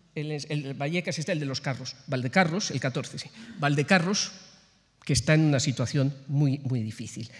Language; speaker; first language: Spanish; native; Spanish